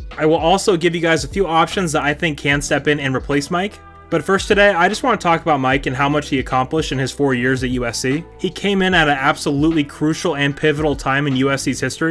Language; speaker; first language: English; native; English